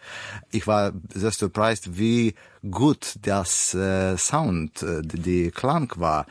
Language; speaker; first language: German; non-native, learner; Russian